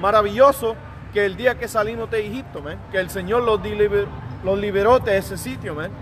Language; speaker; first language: Spanish; early bilingual, heritage; Spanish